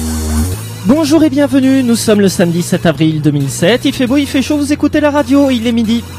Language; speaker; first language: French; native; French